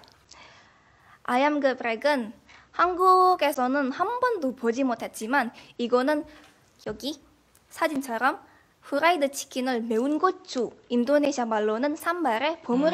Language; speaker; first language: Korean; non-native, fluent; Indonesian